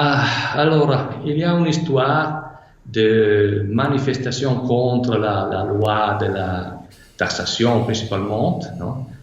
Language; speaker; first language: French; non-native, fluent; Italian